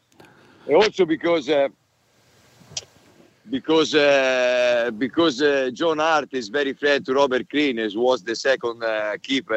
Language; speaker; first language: English; non-native, learner; Italian